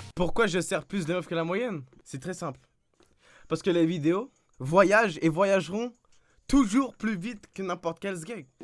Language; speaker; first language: French; native; French